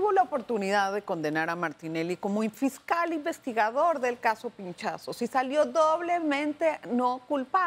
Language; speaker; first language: Spanish; native; Spanish